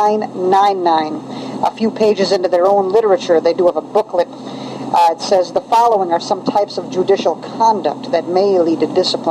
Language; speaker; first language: English; native; English